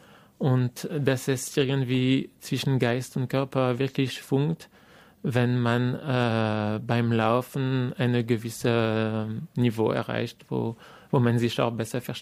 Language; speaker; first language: German; non-native, fluent; French